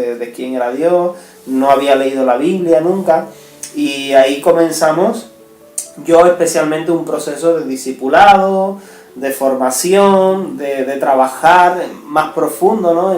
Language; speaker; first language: Spanish; native; Spanish